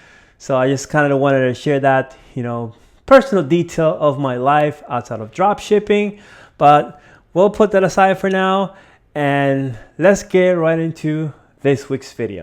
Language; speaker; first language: English; native; English